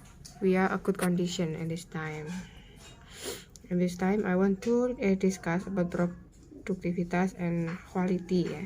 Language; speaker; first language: English; non-native, learner; Indonesian